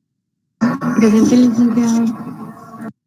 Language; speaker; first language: Spanish; native; Spanish